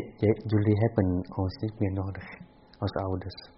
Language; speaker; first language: Dutch; non-native, fluent; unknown